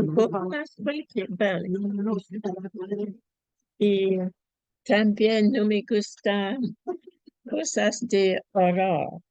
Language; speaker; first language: Spanish; non-native, fluent; English